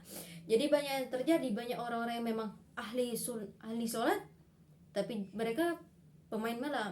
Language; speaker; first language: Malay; non-native, local second language; Madurese